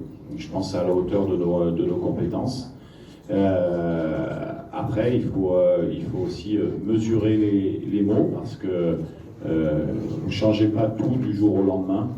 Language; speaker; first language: French; native; French